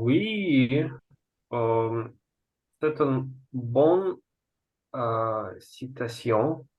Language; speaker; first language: French; non-native, learner; Russian